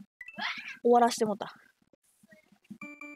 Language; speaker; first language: Japanese; native; Japanese